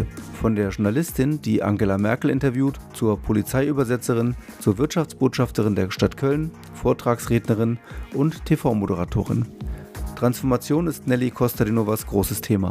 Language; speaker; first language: German; native; German